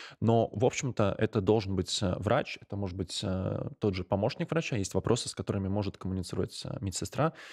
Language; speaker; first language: Russian; non-native, local second language; Latvian